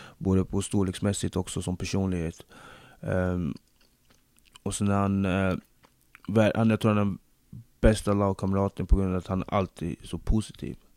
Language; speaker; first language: Swedish; early bilingual, other home language; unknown